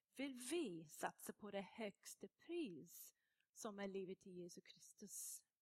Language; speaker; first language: Swedish; non-native, fluent; English